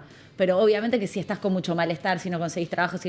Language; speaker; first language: Spanish; native; Spanish